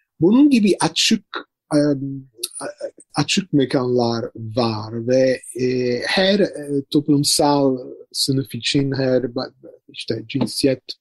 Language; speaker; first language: Turkish; non-native, fluent; Italian